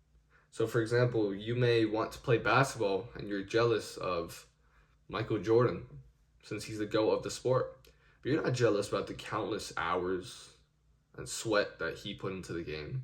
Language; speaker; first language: English; native; English